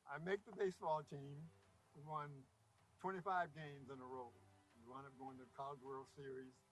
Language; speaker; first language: English; native; English